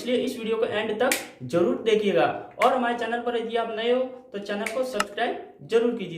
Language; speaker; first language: Hindi; native; Hindi